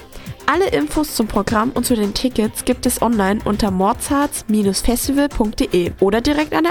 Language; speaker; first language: German; native; German